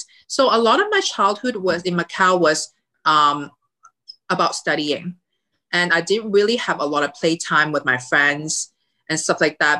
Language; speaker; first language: English; early bilingual, other home language; Cantonese